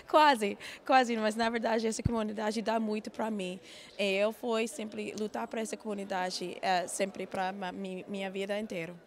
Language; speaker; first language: Portuguese; non-native, learner; English